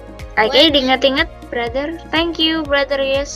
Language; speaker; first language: English; non-native, learner; Indonesian